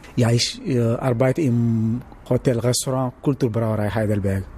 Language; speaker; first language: German; non-native, learner; Wolof